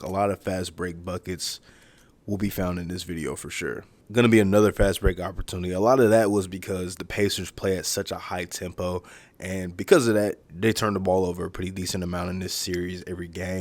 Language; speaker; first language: English; native; English